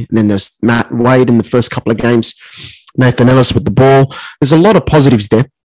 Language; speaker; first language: English; native; English